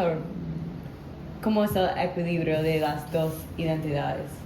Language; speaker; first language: Spanish; non-native, learner; English